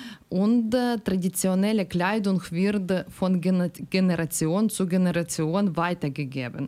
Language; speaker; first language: German; non-native, learner; Ukrainian